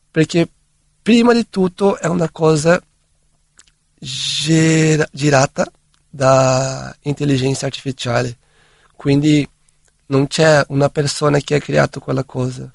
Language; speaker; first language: Italian; non-native, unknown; Portuguese